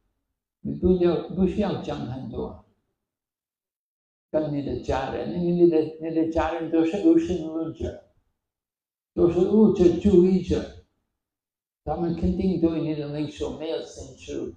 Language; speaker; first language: Chinese; non-native, fluent; English